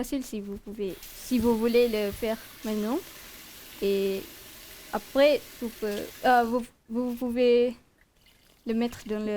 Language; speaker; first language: French; non-native, learner; Malay